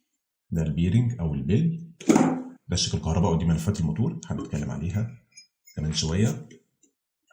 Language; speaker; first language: Arabic; native; Arabic